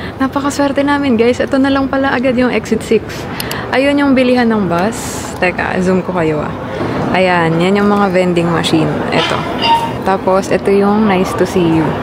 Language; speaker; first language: Filipino; native; Filipino